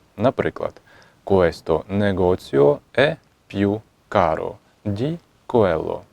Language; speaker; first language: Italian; non-native, fluent; Ukrainian